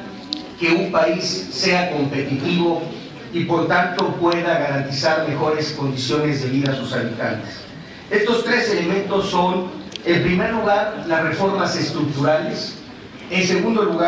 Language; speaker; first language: Spanish; native; Spanish